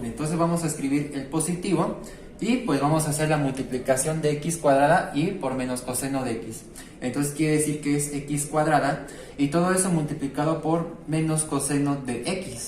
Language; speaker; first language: Spanish; native; Spanish